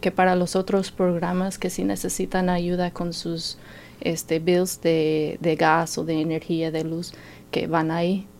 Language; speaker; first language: Spanish; non-native, fluent; English